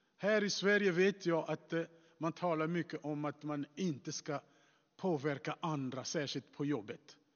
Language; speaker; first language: Swedish; non-native, fluent; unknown